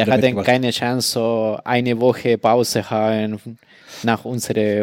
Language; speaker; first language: German; non-native, fluent; Spanish